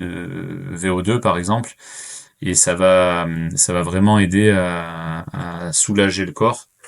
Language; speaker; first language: French; native; French